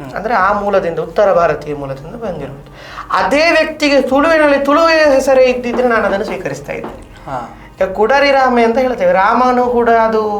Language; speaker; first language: Kannada; non-native, local second language; Tulu